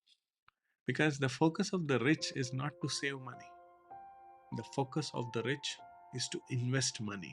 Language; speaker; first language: English; non-native, local second language; Hindi